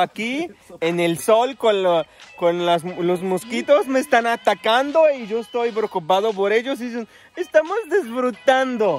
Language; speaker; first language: Spanish; non-native, fluent; Arabic